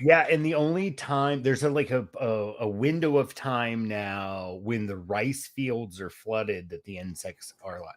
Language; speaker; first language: English; native; English